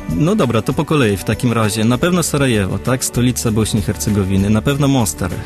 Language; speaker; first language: Polish; early bilingual, other home language; Russian